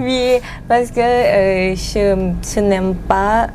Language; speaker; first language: French; non-native, learner; Thai